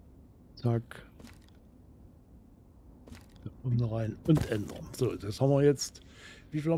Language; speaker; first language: German; native; German